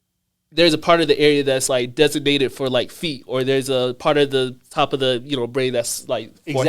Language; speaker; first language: English; native; English